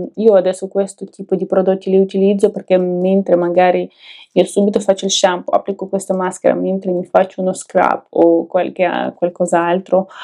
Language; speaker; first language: Italian; non-native, fluent; Ukrainian